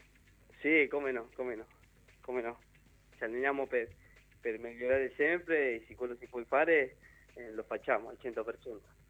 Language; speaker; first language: Italian; non-native, learner; Spanish